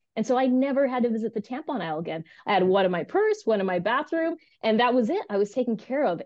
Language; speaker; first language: English; early bilingual, other home language; Spanish